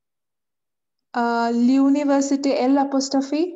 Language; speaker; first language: French; non-native, learner; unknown